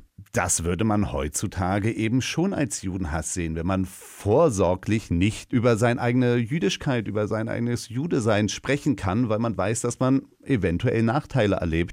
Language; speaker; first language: German; native; German